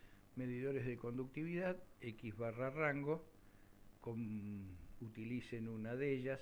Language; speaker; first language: Spanish; native; Spanish